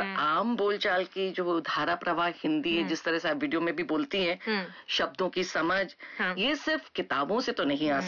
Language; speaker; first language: Hindi; native; Hindi